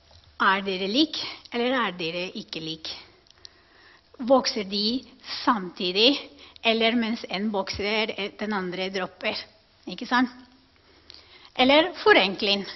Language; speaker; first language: Norwegian; non-native, fluent; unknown